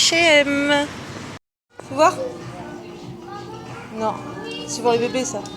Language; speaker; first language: French; native; French